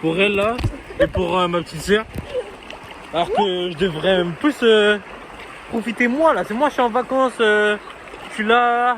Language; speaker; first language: French; native; French